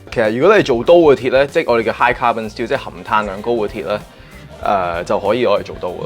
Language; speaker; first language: Cantonese; early bilingual, heritage; Cantonese